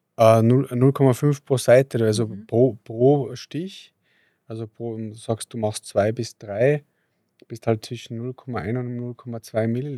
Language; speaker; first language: German; native; German